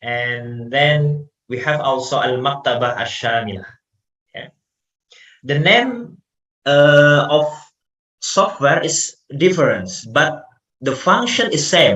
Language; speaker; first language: English; non-native, fluent; Indonesian